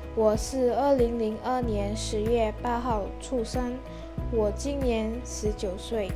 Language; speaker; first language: Chinese; non-native, learner; Malay